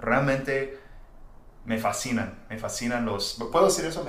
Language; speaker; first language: Spanish; non-native, fluent; English